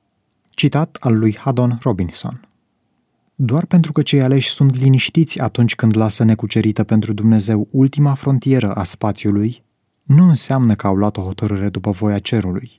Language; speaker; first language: Romanian; native; Romanian